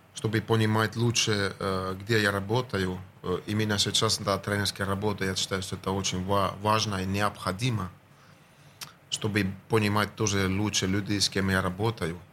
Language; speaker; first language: Russian; non-native, fluent; Finnish